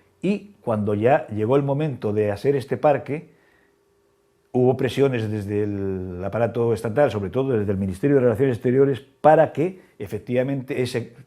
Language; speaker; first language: Spanish; native; Spanish